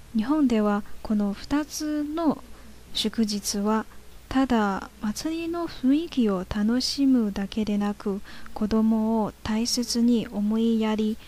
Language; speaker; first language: Japanese; non-native, fluent; Chinese